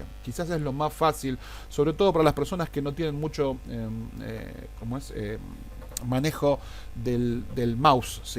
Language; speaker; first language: Spanish; native; Spanish